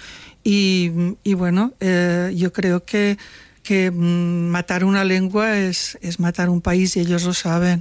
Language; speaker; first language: Spanish; non-native, local second language; Catalan